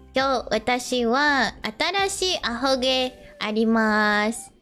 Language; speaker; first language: Japanese; non-native, learner; English